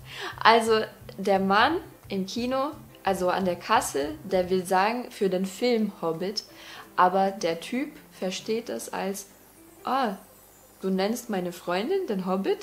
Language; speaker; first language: German; non-native, fluent; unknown